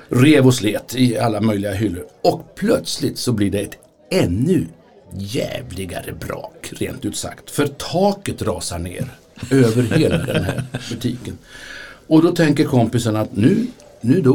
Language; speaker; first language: Swedish; native; Swedish